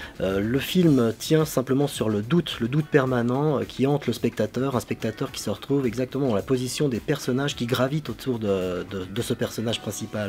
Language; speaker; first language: French; native; French